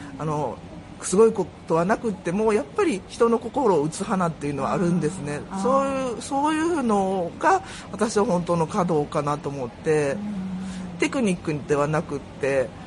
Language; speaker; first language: Japanese; native; Japanese